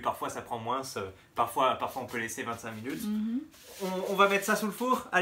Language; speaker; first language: French; native; French